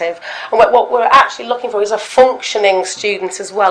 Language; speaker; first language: English; native; English